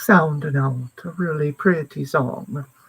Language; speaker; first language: English; native; English